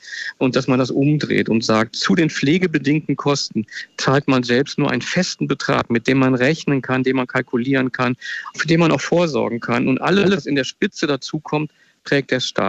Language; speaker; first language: German; native; German